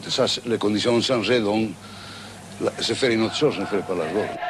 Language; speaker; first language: French; non-native, fluent; Spanish